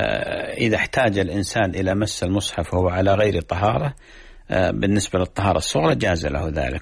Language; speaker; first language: Arabic; native; Arabic